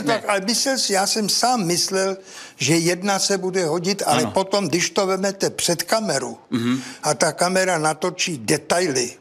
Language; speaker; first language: Czech; native; Czech